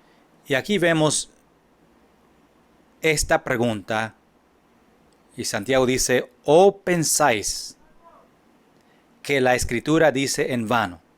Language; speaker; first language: Spanish; non-native, fluent; English